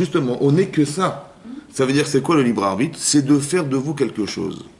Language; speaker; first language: French; native; French